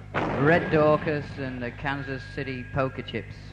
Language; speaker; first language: English; native; English